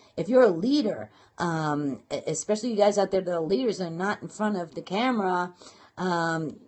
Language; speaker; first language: English; native; English